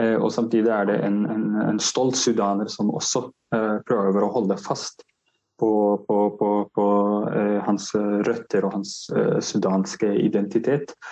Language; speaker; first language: Norwegian; non-native, fluent; Arabic